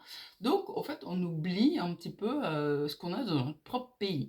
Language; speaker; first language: French; native; French